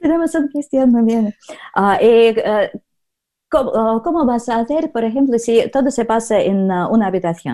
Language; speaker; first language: Spanish; non-native, learner; Russian